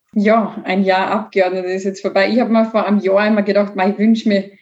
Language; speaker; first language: German; native; German